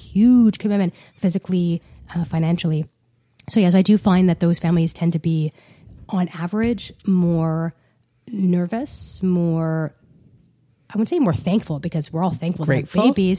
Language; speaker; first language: English; native; English